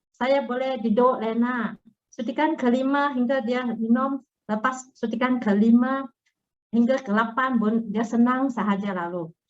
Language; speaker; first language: Malay; non-native, local second language; Chinese